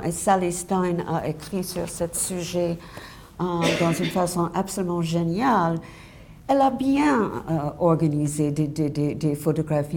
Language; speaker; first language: French; non-native, fluent; English